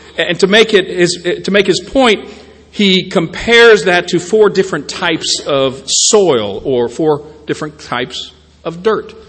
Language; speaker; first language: English; native; English